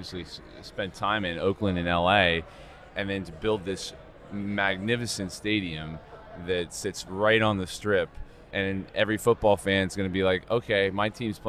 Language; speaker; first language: English; native; English